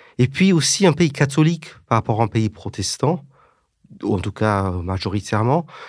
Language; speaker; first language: French; early bilingual, heritage; English